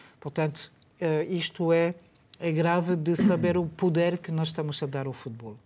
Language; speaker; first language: Portuguese; non-native, fluent; French